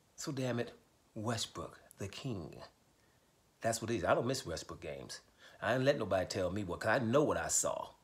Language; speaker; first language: English; native; English